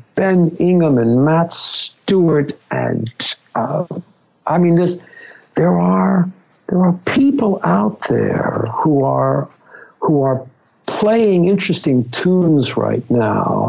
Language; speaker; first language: English; native; English